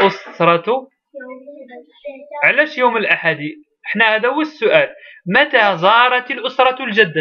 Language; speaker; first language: Arabic; native; Arabic